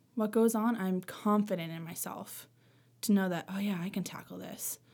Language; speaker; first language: English; native; English